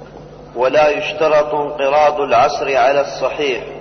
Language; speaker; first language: Arabic; native; Arabic